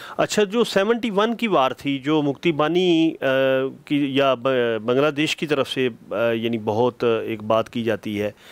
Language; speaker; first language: Urdu; non-native, local second language; Punjabi